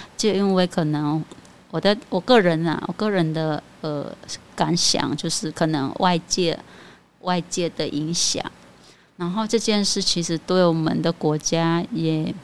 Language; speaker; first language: Chinese; non-native, fluent; Khmer